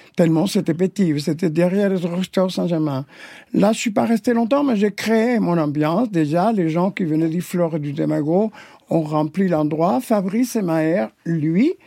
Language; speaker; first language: French; non-native, fluent; Spanish